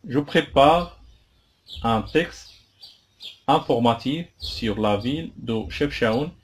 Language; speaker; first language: French; non-native, local second language; Arabic